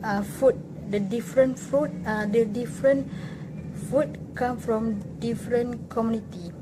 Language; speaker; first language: English; non-native, local second language; Malay